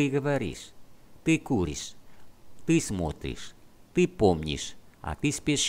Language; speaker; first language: Russian; non-native, fluent; Vietnamese